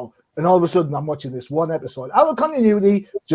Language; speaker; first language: English; native; English